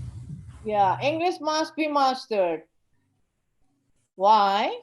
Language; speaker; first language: English; non-native, fluent; Indonesian